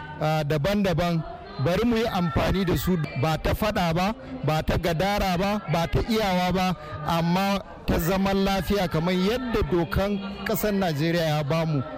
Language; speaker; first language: Hausa; non-native, local second language; Fula